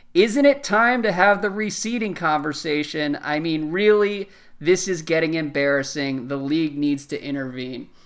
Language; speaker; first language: English; native; English